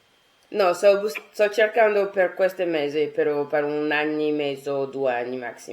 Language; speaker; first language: Italian; non-native, learner; French